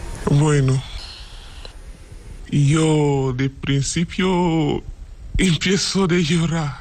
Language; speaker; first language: Spanish; non-native, learner; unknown